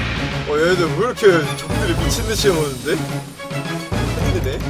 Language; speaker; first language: Korean; native; Korean